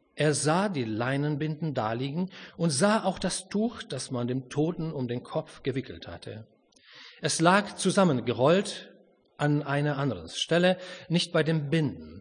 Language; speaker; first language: German; non-native, fluent; Romanian